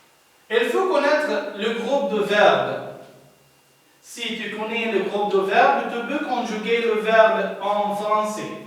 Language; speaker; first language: French; non-native, learner; Arabic